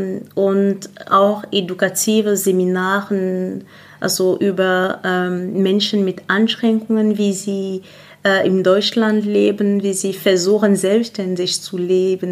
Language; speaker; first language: German; non-native, fluent; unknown